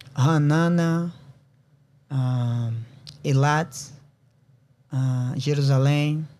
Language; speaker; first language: English; non-native, learner; Portuguese